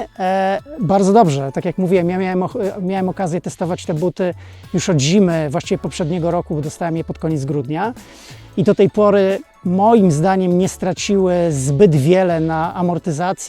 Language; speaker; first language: Polish; native; Polish